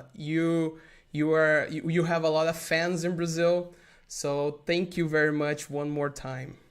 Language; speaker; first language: English; non-native, learner; Portuguese